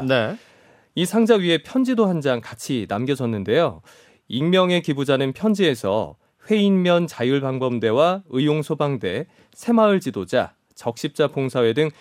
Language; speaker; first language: Korean; native; Korean